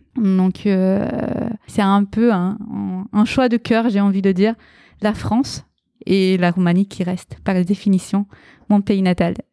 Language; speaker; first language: French; early bilingual, other home language; Romanian